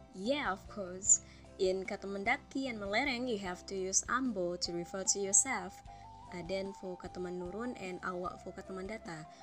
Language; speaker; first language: English; non-native, fluent; Indonesian